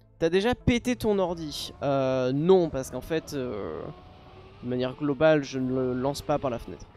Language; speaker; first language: French; native; French